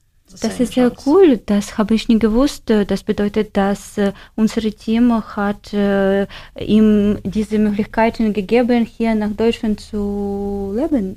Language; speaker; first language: German; non-native, learner; Ukrainian